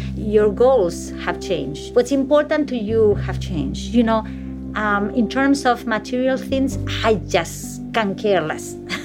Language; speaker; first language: English; non-native, fluent; Spanish